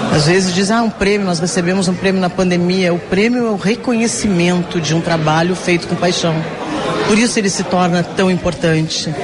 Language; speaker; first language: Portuguese; native; Portuguese